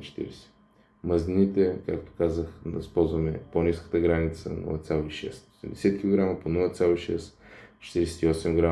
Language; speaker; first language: Bulgarian; native; Bulgarian